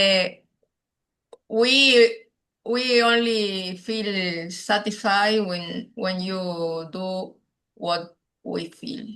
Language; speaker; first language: English; non-native, learner; Spanish